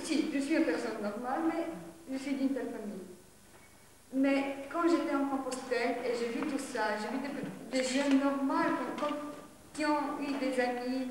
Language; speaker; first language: French; non-native, fluent; Bulgarian